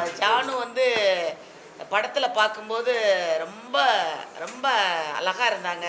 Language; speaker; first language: Tamil; native; Tamil